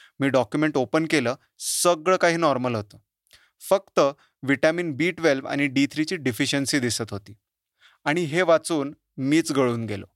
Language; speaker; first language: Marathi; native; Marathi